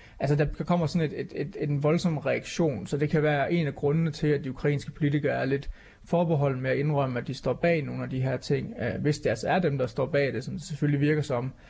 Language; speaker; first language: Danish; native; Danish